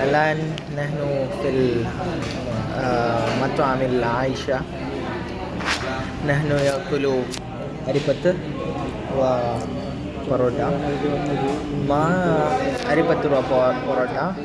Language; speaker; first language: Arabic; non-native, learner; Urdu